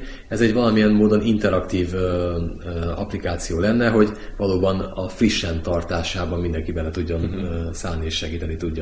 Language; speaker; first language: Hungarian; native; Hungarian